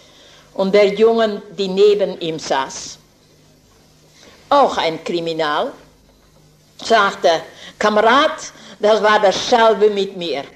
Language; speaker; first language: German; non-native, fluent; Dutch